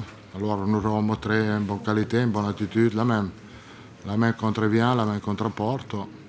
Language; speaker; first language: French; non-native, learner; Italian